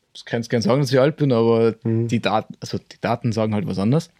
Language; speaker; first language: German; native; German